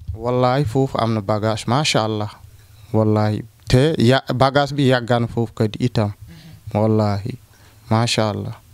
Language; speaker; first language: Wolof; non-native, local second language; Fula